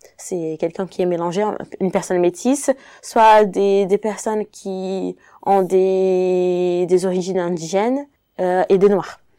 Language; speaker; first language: French; non-native, fluent; Portuguese